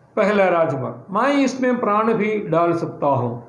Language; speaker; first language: Hindi; non-native, local second language; Malayalam